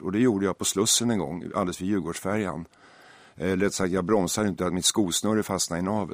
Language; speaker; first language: Swedish; native; Swedish